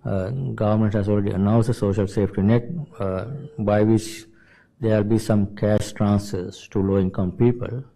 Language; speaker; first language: English; non-native, local second language; Sinhala